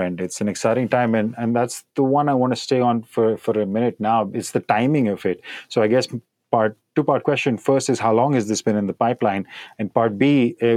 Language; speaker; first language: English; non-native, local second language; Hindi